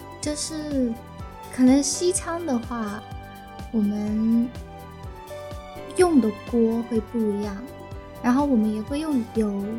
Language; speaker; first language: Chinese; early bilingual, heritage; Chinese